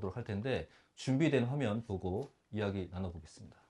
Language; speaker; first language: Korean; native; Korean